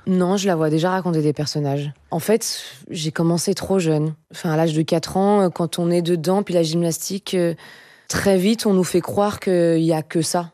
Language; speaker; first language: French; native; French